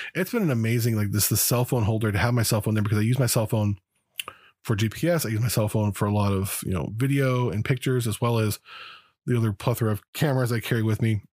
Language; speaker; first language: English; native; English